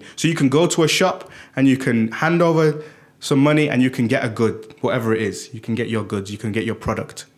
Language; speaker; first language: English; native; English